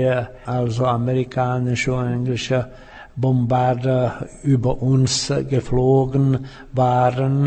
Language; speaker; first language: German; non-native, fluent; Czech